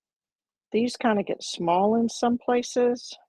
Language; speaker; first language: English; native; English